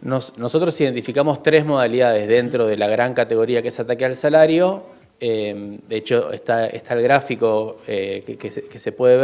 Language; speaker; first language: Spanish; native; Spanish